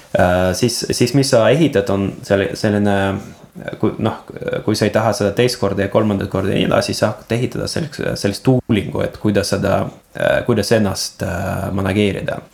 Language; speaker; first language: Estonian; non-native, local second language; Russian